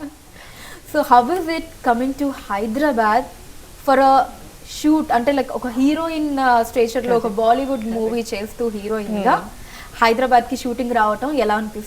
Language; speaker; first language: Telugu; native; Telugu